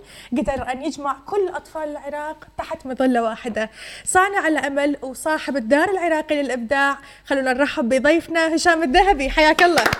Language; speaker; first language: Arabic; native; Arabic